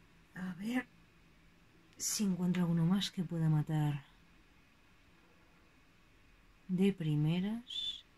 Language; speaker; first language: Spanish; native; Spanish